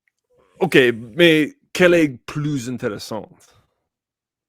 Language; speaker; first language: French; non-native, learner; English